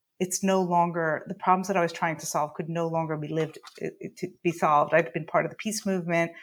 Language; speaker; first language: English; native; English